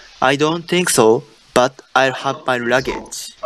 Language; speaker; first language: English; non-native, learner; Japanese